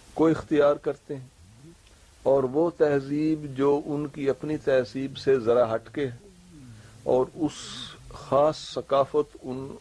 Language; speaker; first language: Urdu; native; Urdu